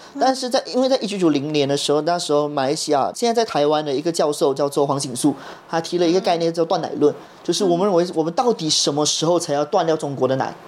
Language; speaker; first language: Chinese; native; Chinese